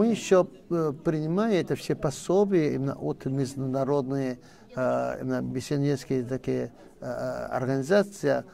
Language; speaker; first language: Russian; non-native, learner; Korean